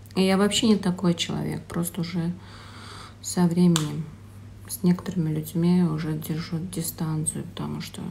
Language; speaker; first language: Russian; non-native, local second language; Azerbaijani